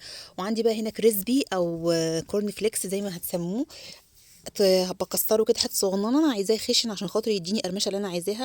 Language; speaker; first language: Arabic; native; Arabic